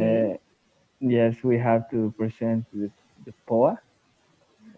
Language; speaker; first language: English; non-native, learner; Spanish